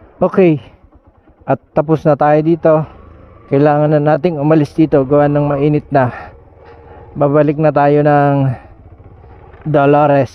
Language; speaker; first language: Filipino; native; Filipino